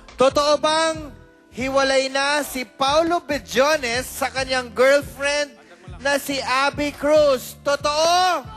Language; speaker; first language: Filipino; native; Filipino